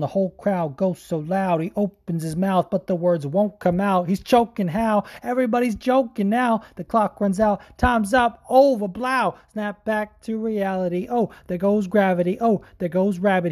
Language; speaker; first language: English; native; English